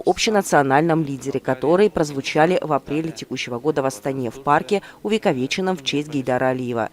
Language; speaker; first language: Russian; native; Russian